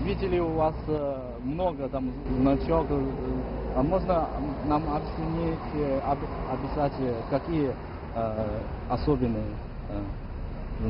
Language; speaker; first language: Russian; non-native, learner; Chinese